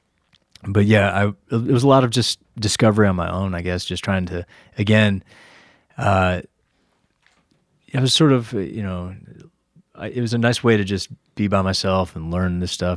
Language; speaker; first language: English; native; English